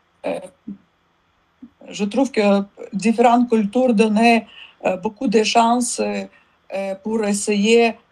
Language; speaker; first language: French; non-native, learner; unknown